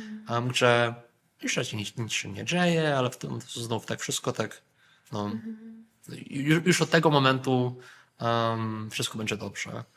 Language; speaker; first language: Polish; early bilingual, heritage; Polish